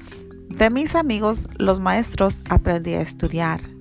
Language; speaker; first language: Spanish; early bilingual, heritage; Spanish